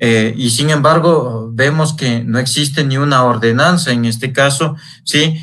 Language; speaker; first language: Spanish; native; Spanish